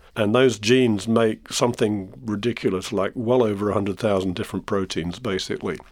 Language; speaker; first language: English; native; English